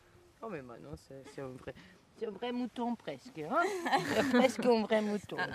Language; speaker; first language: French; non-native, fluent; Italian